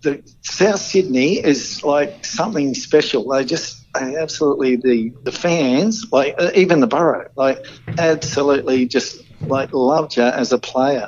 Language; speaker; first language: English; native; English